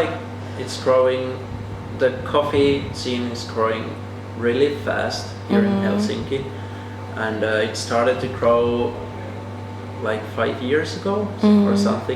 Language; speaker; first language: English; non-native, fluent; Finnish